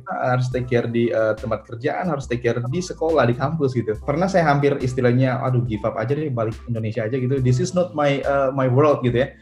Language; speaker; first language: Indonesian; native; Indonesian